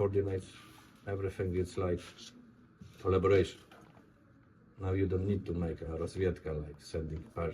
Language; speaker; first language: English; non-native, learner; Polish